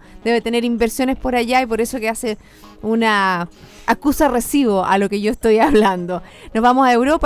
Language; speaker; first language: Spanish; native; Spanish